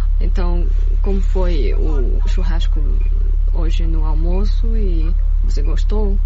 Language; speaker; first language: Portuguese; non-native, learner; Chinese